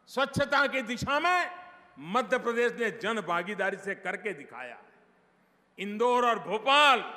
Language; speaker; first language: Hindi; non-native, local second language; Gujarati